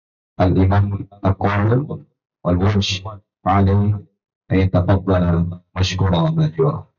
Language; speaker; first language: Arabic; non-native, fluent; Indonesian